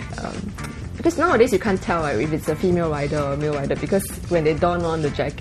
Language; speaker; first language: English; native; English